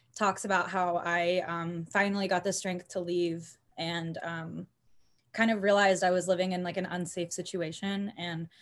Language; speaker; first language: English; native; English